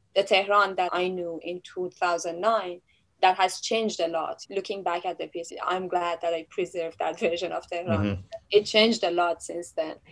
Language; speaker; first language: English; non-native, fluent; Persian